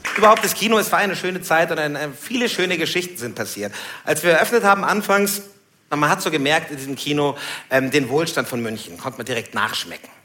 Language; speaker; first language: German; early bilingual, other home language; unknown